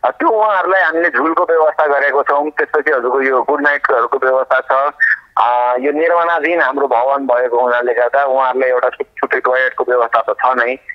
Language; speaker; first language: Nepali; non-native, local second language; Maithili